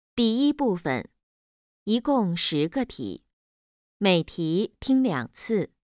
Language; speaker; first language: Chinese; native; Chinese